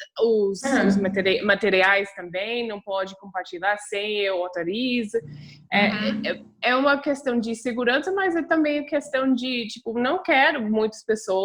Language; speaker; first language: Portuguese; non-native, fluent; English